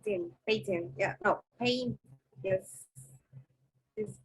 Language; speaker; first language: English; non-native, learner; Spanish